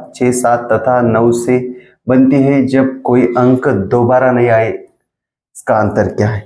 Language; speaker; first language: Hindi; non-native, local second language; Marathi